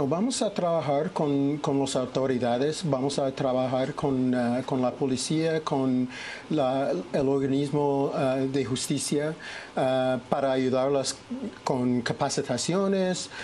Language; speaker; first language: Spanish; non-native, fluent; English